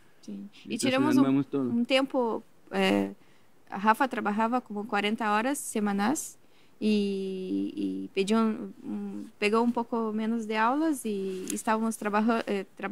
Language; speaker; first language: Spanish; non-native, learner; Portuguese